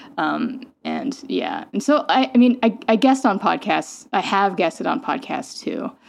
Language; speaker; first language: English; native; English